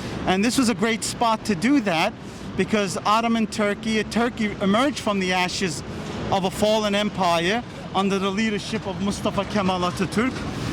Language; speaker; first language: English; early bilingual, other home language; Turkish